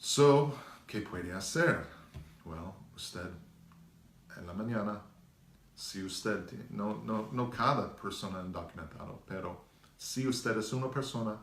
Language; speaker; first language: Spanish; non-native, learner; English